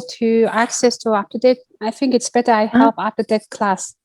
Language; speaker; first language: English; non-native, learner; Mongolian